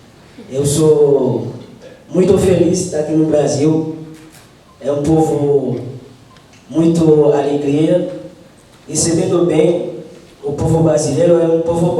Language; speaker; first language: Portuguese; non-native, learner; Haitian Creole